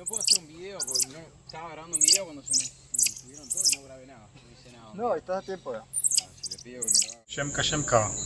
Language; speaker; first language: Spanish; non-native, learner; Polish